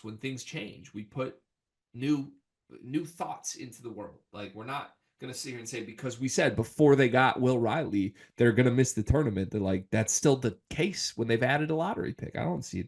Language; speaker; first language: English; native; English